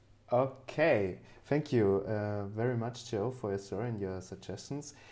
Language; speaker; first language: English; non-native, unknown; German